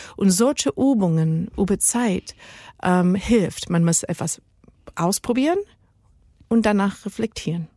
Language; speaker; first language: German; non-native, learner; Spanish